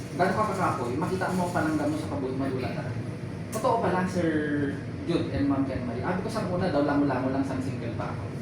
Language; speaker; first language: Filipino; non-native, local second language; Iloko